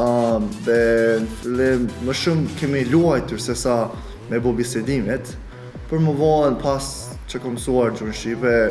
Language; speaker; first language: Albanian; early bilingual, other home language; Korean